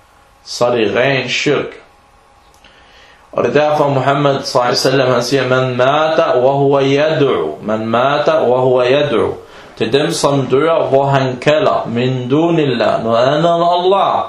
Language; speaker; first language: Danish; non-native, fluent; Arabic